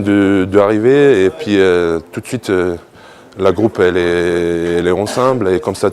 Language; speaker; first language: French; non-native, fluent; Bosnian